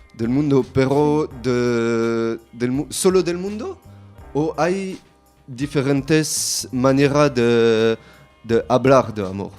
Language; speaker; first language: Spanish; non-native, learner; French